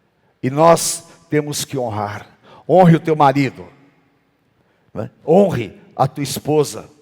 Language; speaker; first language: Portuguese; native; Portuguese